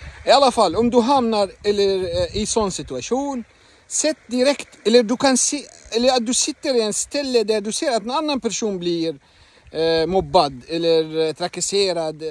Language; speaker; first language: Swedish; non-native, fluent; Arabic